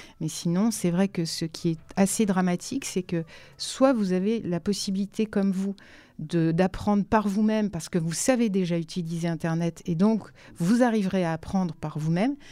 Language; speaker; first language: French; native; French